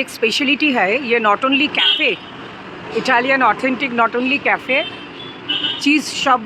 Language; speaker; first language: Hindi; non-native, local second language; Bangla